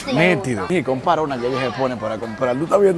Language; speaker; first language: Spanish; native; Spanish